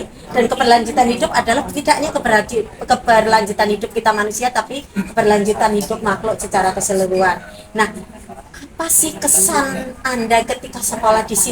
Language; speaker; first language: Indonesian; native; Indonesian